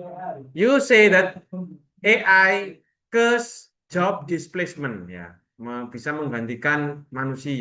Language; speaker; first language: English; non-native, learner; Indonesian